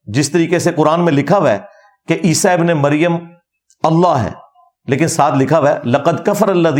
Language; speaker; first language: Urdu; non-native, local second language; Punjabi